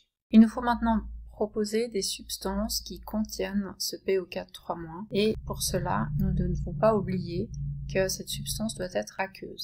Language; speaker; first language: French; native; French